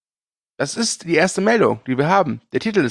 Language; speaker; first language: German; native; German